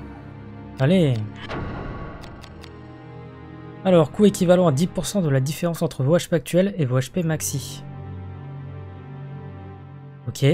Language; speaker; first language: French; native; French